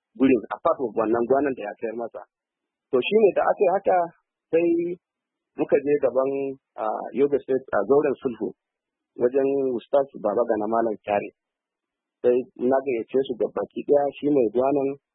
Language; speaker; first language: Hausa; native; Hausa